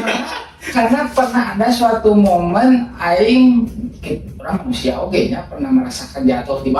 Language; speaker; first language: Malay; non-native, local second language; Sundanese